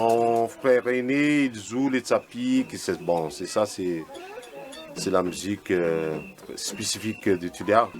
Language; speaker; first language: French; non-native, local second language; Malagasy